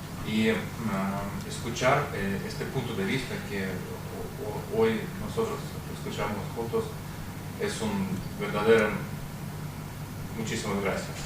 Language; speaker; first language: Spanish; non-native, fluent; Russian